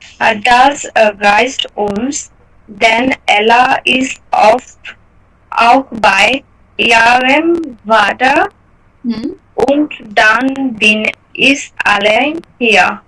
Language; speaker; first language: German; non-native, learner; Bangla